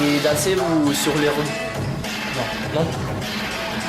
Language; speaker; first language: French; non-native, learner; Russian